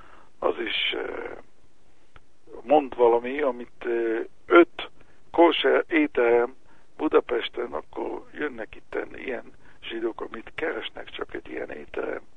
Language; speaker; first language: Hungarian; early bilingual, heritage; Hebrew